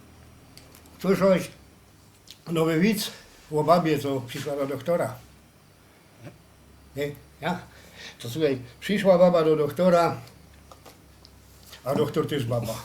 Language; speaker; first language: Polish; native; Polish